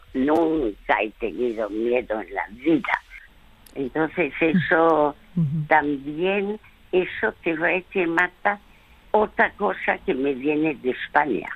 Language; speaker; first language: Spanish; non-native, fluent; French